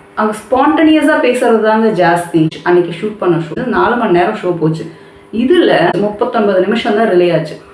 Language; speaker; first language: Tamil; non-native, local second language; Telugu